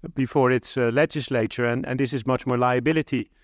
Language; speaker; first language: English; non-native, fluent; Dutch